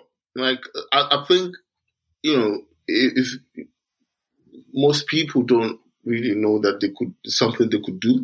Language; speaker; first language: English; non-native, local second language; Yoruba